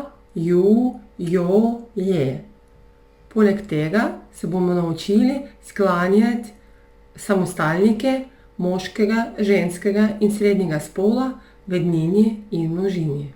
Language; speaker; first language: Slovenian; non-native, fluent; Russian